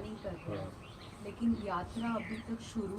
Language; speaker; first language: Hindi; native; Hindi